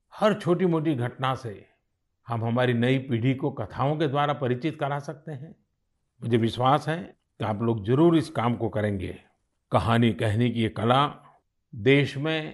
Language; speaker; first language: Hindi; non-native, local second language; Gujarati